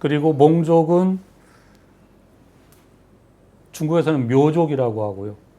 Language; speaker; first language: Korean; native; Korean